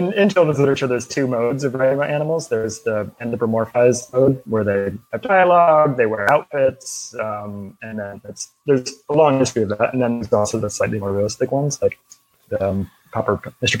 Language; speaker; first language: English; native; English